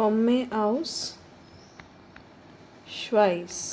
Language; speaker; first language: German; non-native, learner; Malayalam